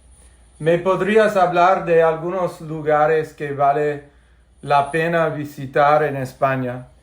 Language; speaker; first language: Spanish; non-native, fluent; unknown